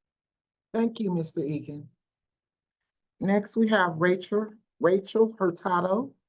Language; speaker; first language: English; native; English